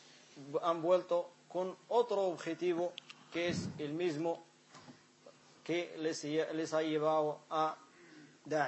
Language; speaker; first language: Spanish; non-native, fluent; Arabic